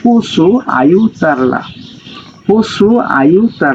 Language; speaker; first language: Italian; non-native, learner; Bangla